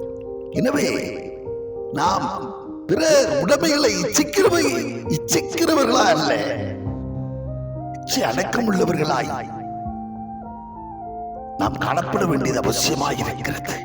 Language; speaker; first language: Tamil; native; Tamil